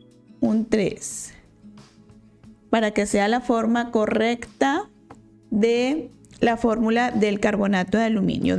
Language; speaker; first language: Spanish; native; Spanish